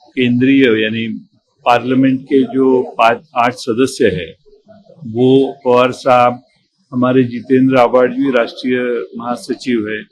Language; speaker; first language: Hindi; non-native, local second language; Marathi